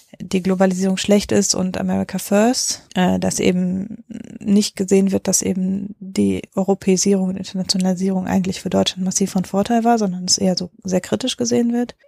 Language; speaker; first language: German; native; German